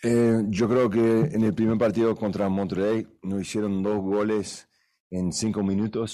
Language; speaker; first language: Spanish; early bilingual, heritage; Spanish